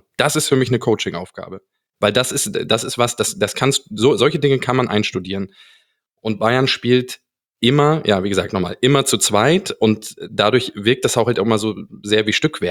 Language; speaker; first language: German; native; German